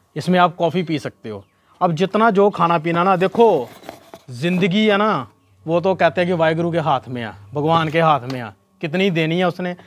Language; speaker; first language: Hindi; non-native, local second language; Punjabi